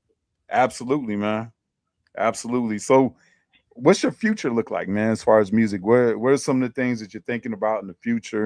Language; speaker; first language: English; native; English